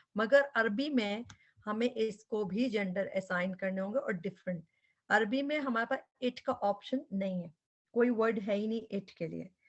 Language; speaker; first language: Urdu; native; Urdu